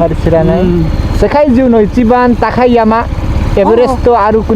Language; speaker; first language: Japanese; non-native, learner; Nepali